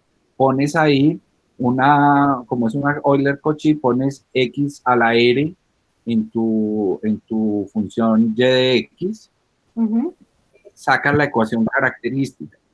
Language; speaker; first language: Spanish; native; Spanish